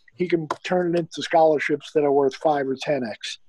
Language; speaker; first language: English; native; English